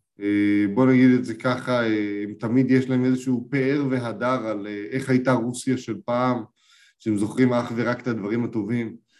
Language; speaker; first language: Hebrew; native; Hebrew